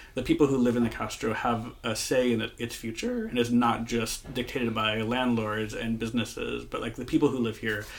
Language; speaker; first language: English; native; English